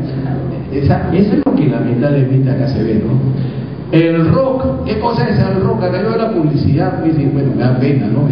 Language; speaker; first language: Spanish; native; Spanish